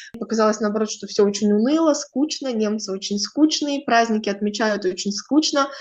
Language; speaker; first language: Russian; native; Russian